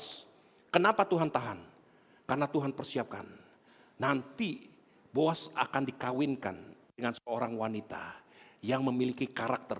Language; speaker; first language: Indonesian; native; Indonesian